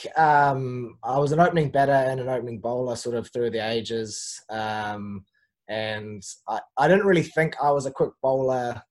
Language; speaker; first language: English; native; English